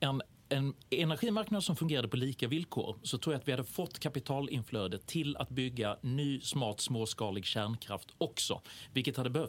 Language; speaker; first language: Swedish; native; Swedish